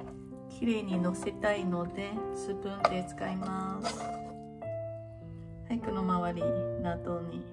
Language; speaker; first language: Japanese; non-native, fluent; Chinese